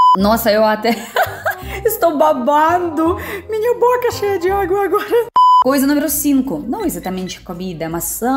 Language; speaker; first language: Portuguese; non-native, fluent; Russian